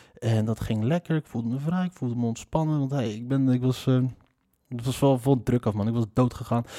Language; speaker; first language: Dutch; early bilingual, other home language; Riffian